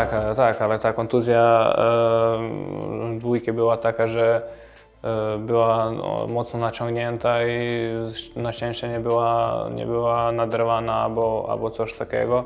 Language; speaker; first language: Polish; non-native, fluent; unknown